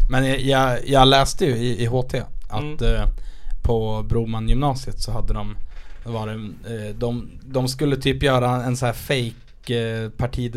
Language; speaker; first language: Swedish; native; Swedish